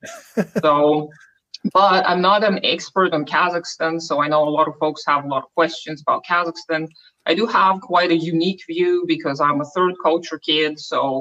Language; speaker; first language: English; non-native, fluent; Russian